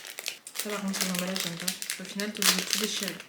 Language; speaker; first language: French; native; French